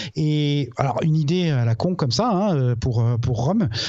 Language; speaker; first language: French; native; French